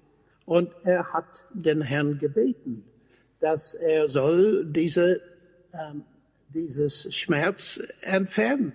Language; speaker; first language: German; non-native, fluent; English